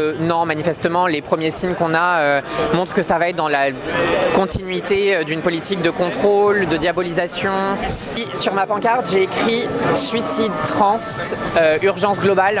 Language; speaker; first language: French; native; French